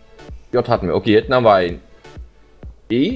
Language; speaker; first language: German; native; German